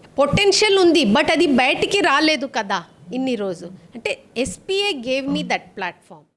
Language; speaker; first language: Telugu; non-native, learner; Tamil